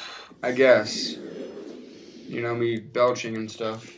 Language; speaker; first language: English; native; English